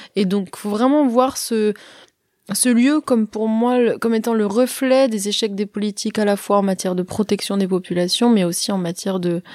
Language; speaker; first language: French; early bilingual, other home language; Arabic